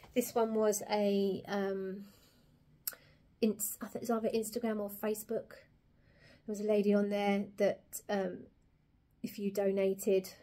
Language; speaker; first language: English; native; English